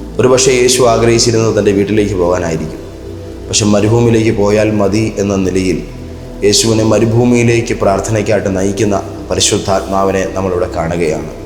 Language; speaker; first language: Malayalam; native; Malayalam